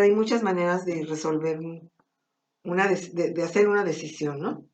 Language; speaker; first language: Spanish; native; Spanish